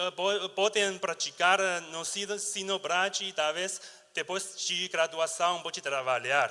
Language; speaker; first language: Portuguese; non-native, learner; Chinese